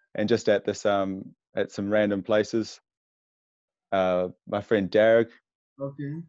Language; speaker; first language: English; native; English